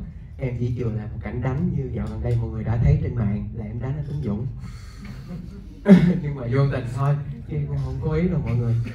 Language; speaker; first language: Vietnamese; native; Vietnamese